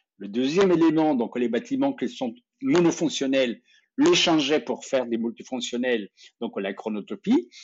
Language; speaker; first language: French; non-native, fluent; Spanish